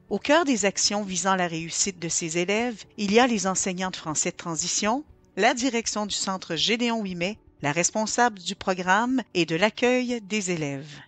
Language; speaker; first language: French; native; French